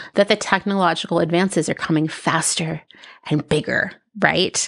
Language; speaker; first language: English; native; English